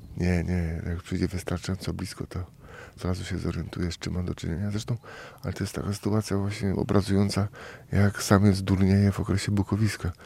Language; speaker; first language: Polish; native; Polish